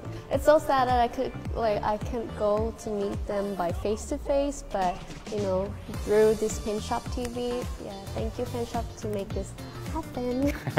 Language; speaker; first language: English; non-native, fluent; Thai